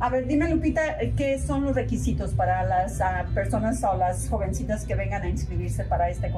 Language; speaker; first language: Spanish; native; Spanish